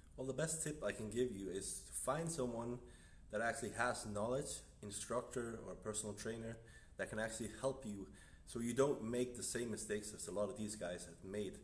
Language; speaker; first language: English; non-native, fluent; Danish